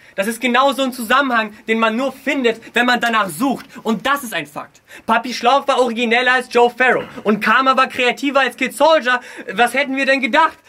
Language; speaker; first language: German; early bilingual, other home language; Russian